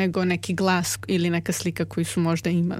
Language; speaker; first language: Croatian; native; Croatian